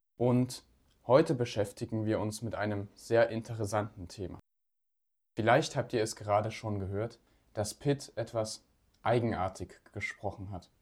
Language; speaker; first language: German; native; German